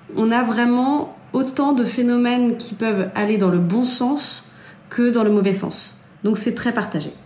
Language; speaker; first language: French; native; French